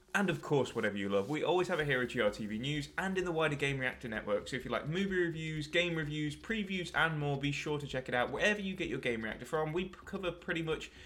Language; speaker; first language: English; native; English